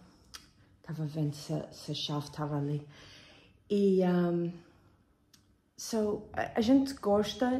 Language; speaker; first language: Portuguese; early bilingual, heritage; Portuguese